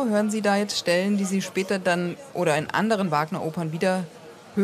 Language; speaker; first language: German; native; German